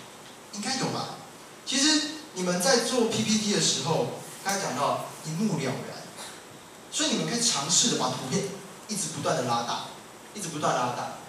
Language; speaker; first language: Chinese; native; Chinese